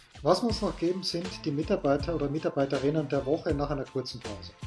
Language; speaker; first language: German; native; German